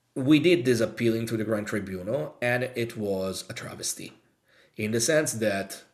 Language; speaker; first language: English; non-native, fluent; Italian